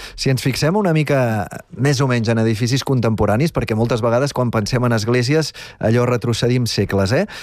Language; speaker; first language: Catalan; native; Catalan